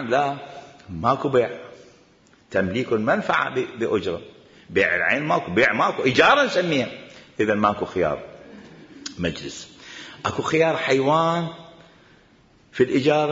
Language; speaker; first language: Arabic; native; Arabic